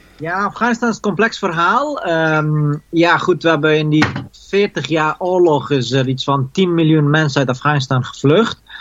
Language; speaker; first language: Dutch; early bilingual, other home language; Persian